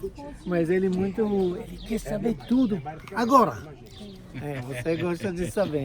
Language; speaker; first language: Portuguese; non-native, fluent; Hebrew